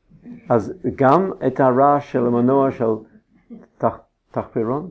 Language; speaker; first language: Hebrew; non-native, fluent; English